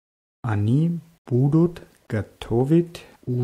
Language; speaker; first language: Russian; non-native, learner; German